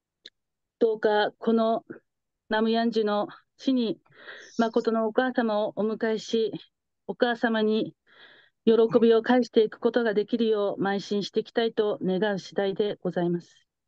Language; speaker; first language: Japanese; native; Japanese